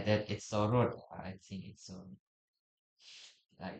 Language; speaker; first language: English; non-native, learner; Indonesian